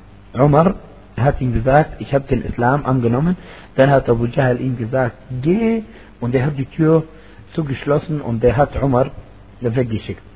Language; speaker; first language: German; non-native, fluent; Arabic